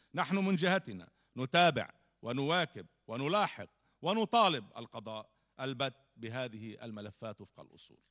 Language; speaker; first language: Arabic; native; Arabic